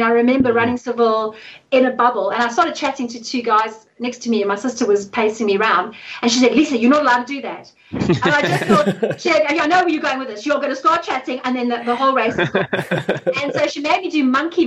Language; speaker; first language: English; native; English